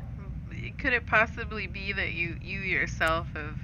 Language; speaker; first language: English; native; English